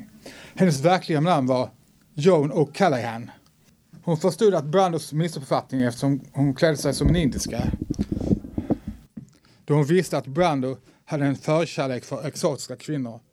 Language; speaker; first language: Swedish; native; Swedish